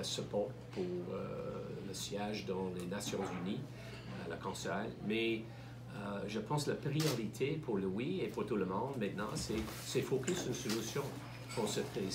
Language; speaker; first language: French; non-native, learner; English